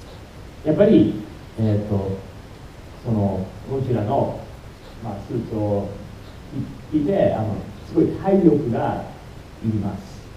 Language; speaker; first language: Japanese; non-native, fluent; English